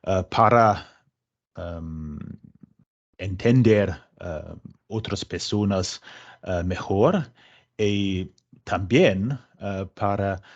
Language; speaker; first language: Spanish; non-native, fluent; English